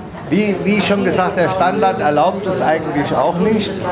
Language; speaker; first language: German; native; German